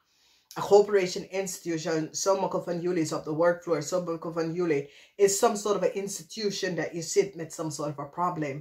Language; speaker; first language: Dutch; non-native, fluent; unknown